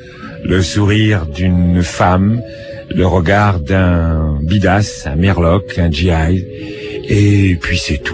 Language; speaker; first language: French; native; French